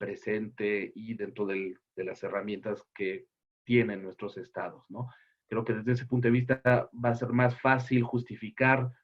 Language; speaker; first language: Spanish; native; Spanish